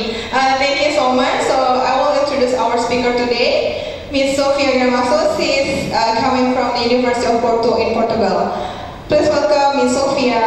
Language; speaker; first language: English; non-native, fluent; Indonesian